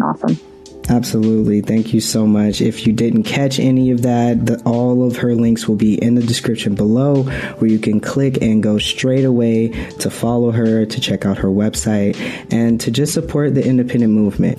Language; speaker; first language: English; native; English